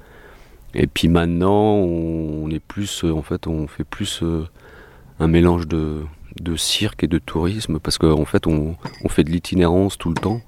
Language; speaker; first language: French; native; French